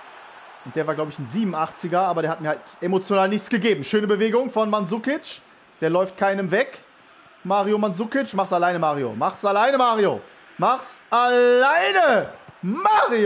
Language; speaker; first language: German; native; German